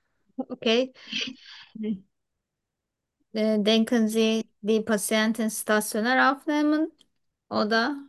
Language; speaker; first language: German; non-native, learner; Turkish